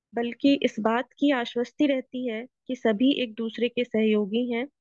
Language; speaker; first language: Hindi; native; Hindi